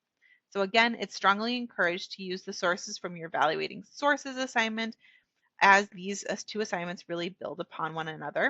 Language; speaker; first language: English; native; English